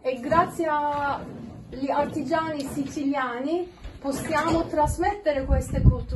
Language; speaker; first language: Italian; non-native, learner; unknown